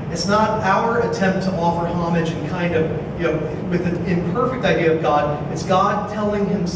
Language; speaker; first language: English; native; English